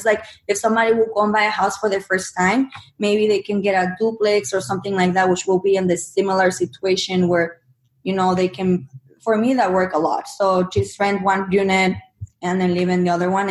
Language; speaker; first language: English; non-native, fluent; Spanish